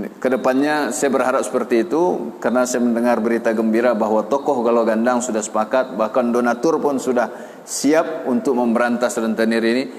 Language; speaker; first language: Malay; non-native, local second language; Minangkabau